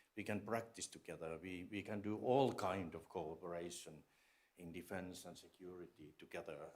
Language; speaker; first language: English; non-native, fluent; Finnish